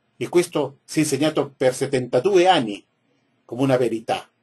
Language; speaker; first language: Italian; non-native, learner; Spanish